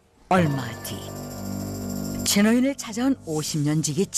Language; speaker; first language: Korean; native; Korean